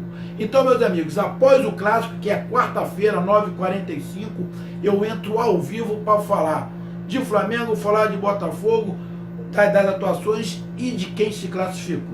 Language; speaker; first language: Portuguese; native; Portuguese